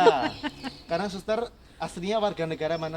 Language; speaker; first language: Indonesian; native; Indonesian